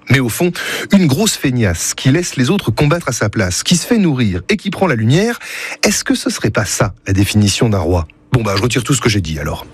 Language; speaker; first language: French; native; French